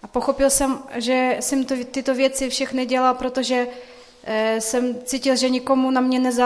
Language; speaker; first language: Czech; non-native, fluent; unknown